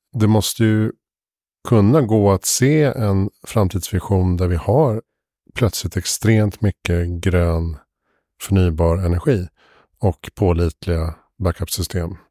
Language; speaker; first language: Swedish; native; Swedish